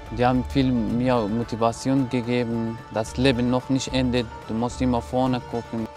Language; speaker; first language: German; non-native, learner; Persian